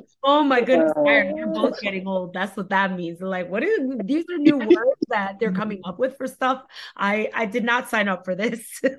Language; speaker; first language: English; early bilingual, other home language; Spanish